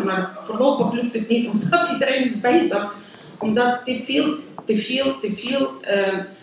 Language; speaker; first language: Dutch; non-native, learner; Ukrainian